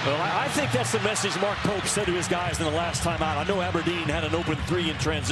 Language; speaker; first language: English; native; English